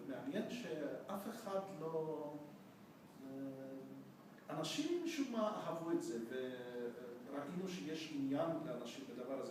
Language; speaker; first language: Hebrew; non-native, fluent; Russian